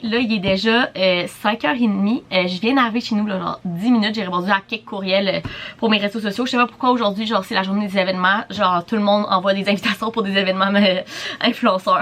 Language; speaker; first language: French; native; French